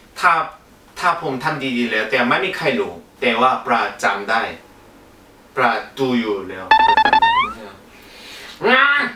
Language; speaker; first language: Thai; non-native, learner; Korean